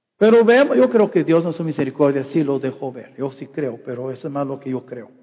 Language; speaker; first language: Spanish; non-native, fluent; English